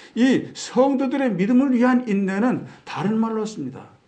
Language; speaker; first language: Korean; native; Korean